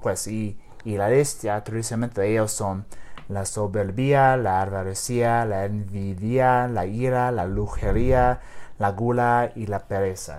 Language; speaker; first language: Spanish; non-native, learner; English